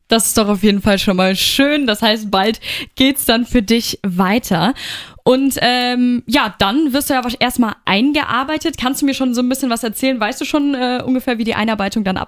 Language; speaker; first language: German; native; German